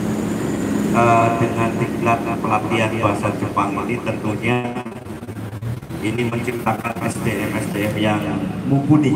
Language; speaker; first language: Indonesian; native; Indonesian